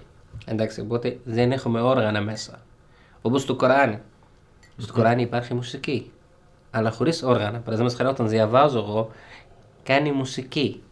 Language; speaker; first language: Greek; non-native, learner; Arabic